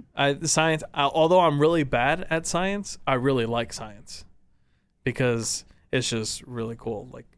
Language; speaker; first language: English; native; English